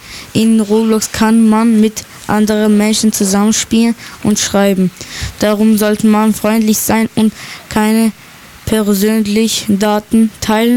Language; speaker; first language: German; non-native, learner; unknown